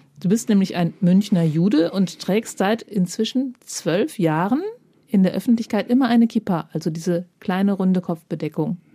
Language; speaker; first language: German; native; German